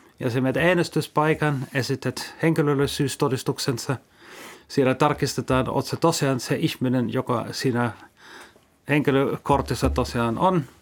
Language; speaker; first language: Finnish; non-native, fluent; German